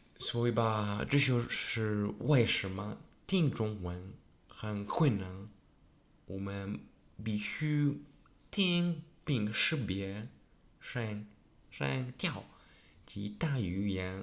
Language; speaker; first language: Chinese; non-native, learner; Polish